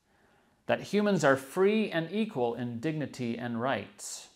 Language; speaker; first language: English; native; English